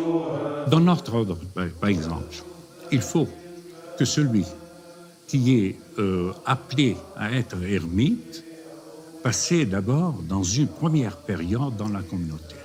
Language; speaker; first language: French; non-native, local second language; Arabic